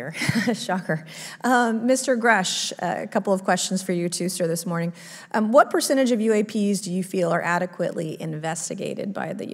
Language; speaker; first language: English; native; English